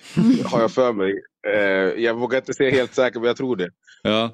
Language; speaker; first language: Swedish; native; Swedish